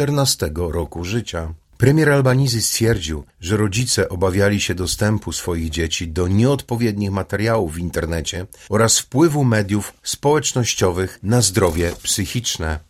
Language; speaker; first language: Polish; native; Polish